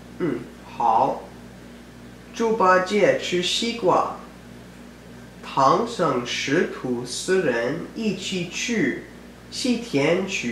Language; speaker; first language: Chinese; non-native, learner; English